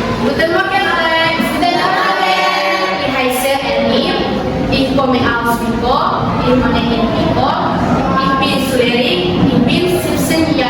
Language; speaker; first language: German; non-native, learner; Indonesian